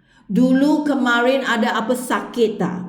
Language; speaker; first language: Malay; non-native, local second language; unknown